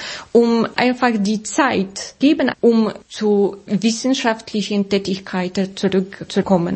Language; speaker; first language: German; non-native, fluent; Polish